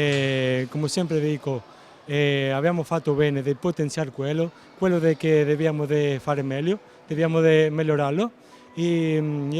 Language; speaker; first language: Italian; non-native, fluent; Spanish